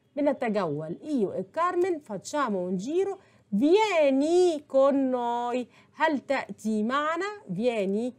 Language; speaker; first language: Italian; non-native, fluent; Arabic